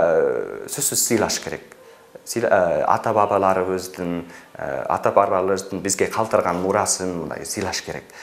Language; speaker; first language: Kyrgyz; non-native, fluent; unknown